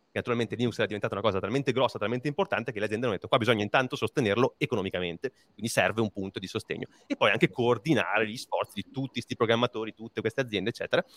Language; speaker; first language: Italian; native; Italian